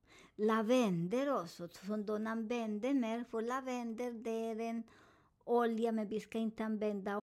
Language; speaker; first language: Swedish; non-native, learner; Spanish